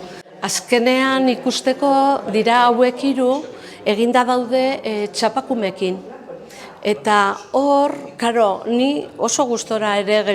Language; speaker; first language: Basque; non-native, local second language; Spanish